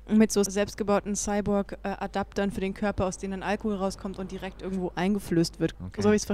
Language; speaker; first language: German; native; German